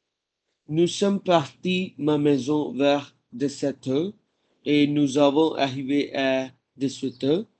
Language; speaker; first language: French; non-native, learner; Hindi